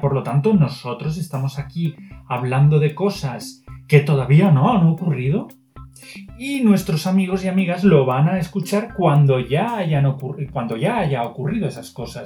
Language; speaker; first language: Spanish; native; Spanish